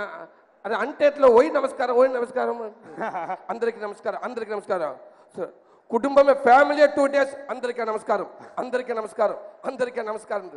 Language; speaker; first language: Telugu; non-native, learner; Tamil